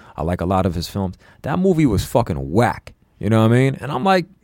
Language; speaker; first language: English; early bilingual, other home language; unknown